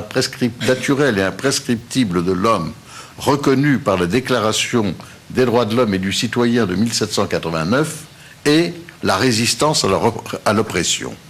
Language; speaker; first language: French; native; French